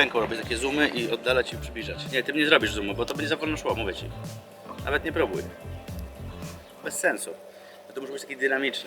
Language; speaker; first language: Polish; native; Polish